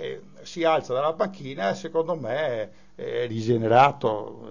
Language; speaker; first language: Italian; native; Italian